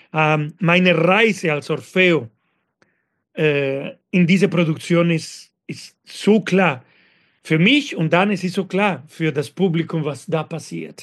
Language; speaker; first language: German; non-native, fluent; Spanish